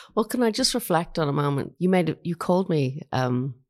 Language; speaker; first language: English; native; English